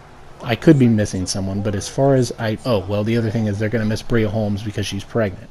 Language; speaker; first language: English; native; English